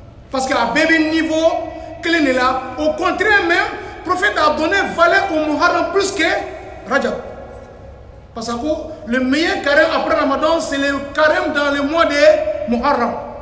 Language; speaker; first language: French; non-native, local second language; Bambara